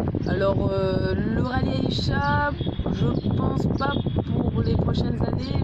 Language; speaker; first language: French; native; French